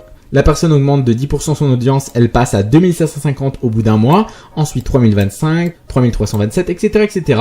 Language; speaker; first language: French; native; French